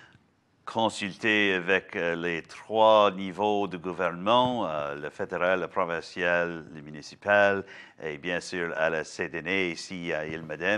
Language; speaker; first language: French; non-native, learner; English